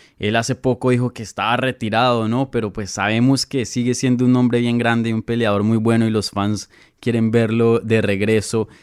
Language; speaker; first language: Spanish; native; Spanish